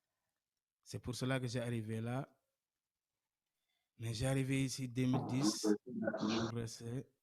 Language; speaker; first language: French; non-native, local second language; Wolof